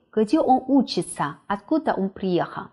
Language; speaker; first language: Russian; non-native, fluent; Chinese